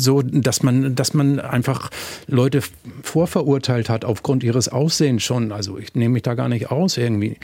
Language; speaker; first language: German; native; German